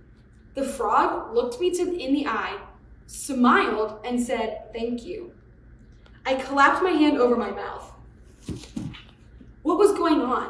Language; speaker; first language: English; native; English